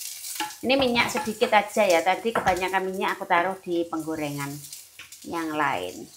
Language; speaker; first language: Indonesian; non-native, local second language; Javanese